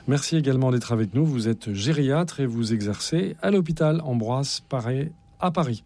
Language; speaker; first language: French; native; French